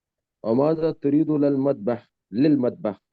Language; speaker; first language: Arabic; non-native, learner; Urdu